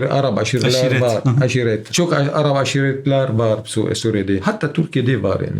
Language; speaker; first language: Turkish; non-native, learner; Arabic